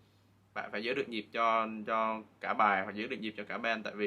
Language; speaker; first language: Vietnamese; native; Vietnamese